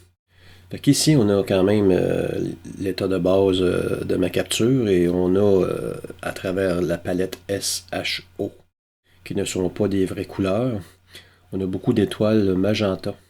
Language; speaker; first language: French; native; French